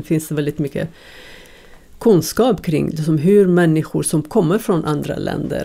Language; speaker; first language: Swedish; non-native, fluent; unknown